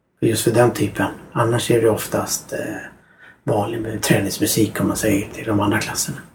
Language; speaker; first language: Swedish; native; Swedish